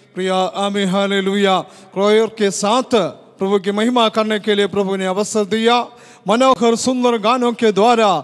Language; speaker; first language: Hindi; non-native, local second language; Malayalam